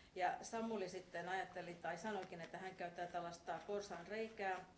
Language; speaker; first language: Finnish; non-native, fluent; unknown